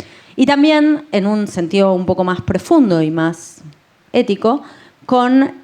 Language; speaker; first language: Spanish; native; Spanish